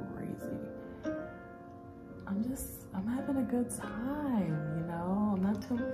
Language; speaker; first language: English; native; English